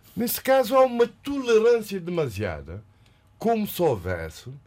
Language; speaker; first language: Portuguese; non-native, local second language; Kabuverdianu